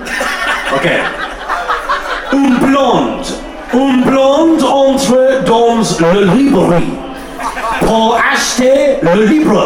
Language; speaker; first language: French; non-native, learner; English